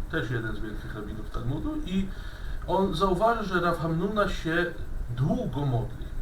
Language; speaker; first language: Polish; non-native, fluent; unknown